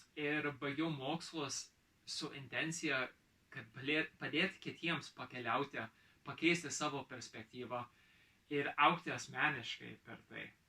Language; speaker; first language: Lithuanian; early bilingual, heritage; Lithuanian